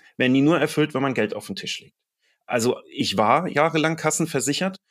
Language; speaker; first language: German; native; German